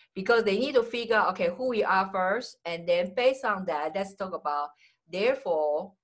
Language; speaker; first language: English; non-native, fluent; Chinese